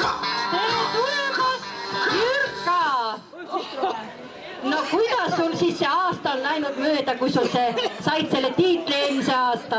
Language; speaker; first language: Estonian; native; Estonian